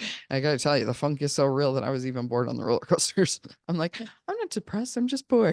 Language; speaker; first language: English; native; English